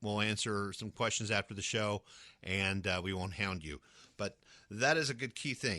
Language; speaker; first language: English; native; English